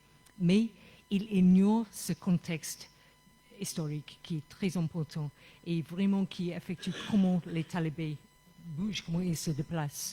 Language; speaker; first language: French; non-native, fluent; English